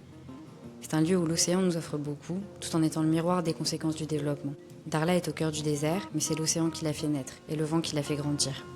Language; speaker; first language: French; native; French